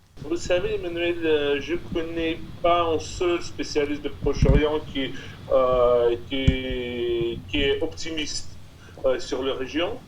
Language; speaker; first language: French; non-native, fluent; Russian